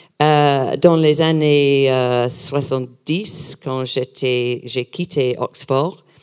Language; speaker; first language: French; non-native, learner; English